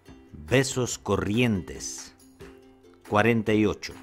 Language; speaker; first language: Spanish; non-native, fluent; Russian